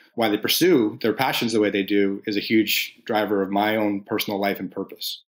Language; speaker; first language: English; native; English